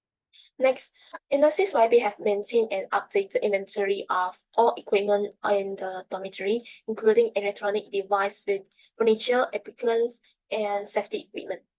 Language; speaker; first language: English; non-native, local second language; Malay